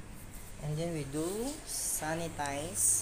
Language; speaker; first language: English; non-native, learner; Filipino